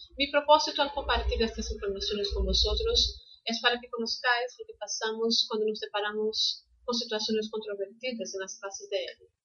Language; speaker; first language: Spanish; non-native, fluent; Portuguese